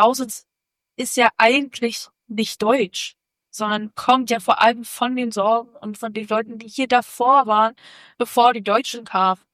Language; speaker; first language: German; native; German